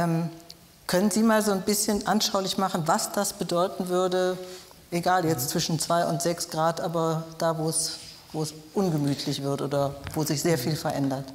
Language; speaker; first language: German; native; German